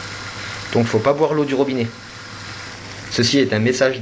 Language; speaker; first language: French; native; French